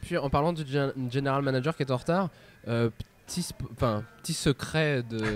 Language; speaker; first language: French; native; French